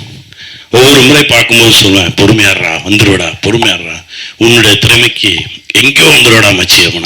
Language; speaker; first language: Tamil; native; Tamil